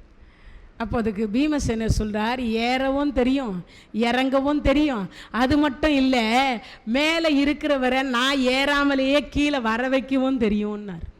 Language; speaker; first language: Tamil; native; Tamil